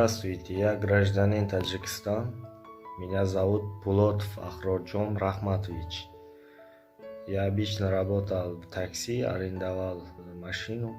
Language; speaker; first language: Russian; non-native, learner; Tajik